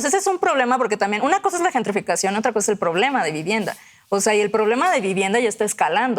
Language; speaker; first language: Spanish; native; Spanish